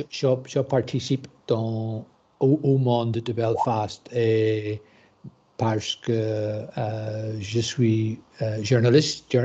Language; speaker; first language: French; non-native, learner; English